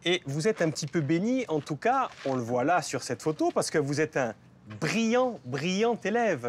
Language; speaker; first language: French; native; French